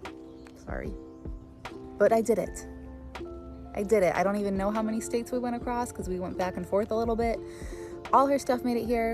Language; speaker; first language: English; native; English